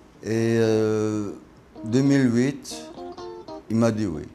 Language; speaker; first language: French; non-native, fluent; Korean